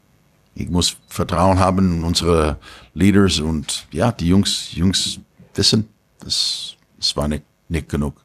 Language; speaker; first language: German; non-native, learner; English